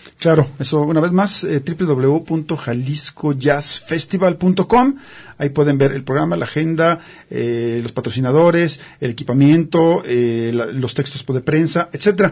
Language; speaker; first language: Spanish; native; Spanish